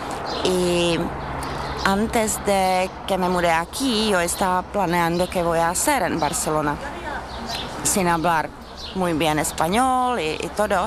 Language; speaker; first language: Spanish; non-native, fluent; Czech